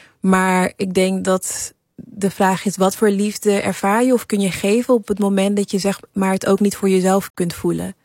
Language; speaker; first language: Dutch; early bilingual, other home language; English